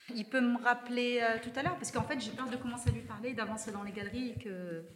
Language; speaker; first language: French; non-native, local second language; Arabic